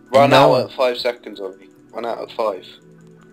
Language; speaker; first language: English; native; English